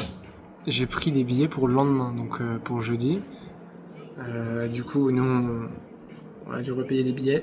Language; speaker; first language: French; native; French